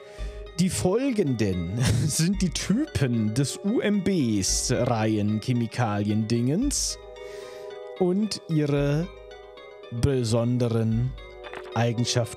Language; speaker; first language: German; native; German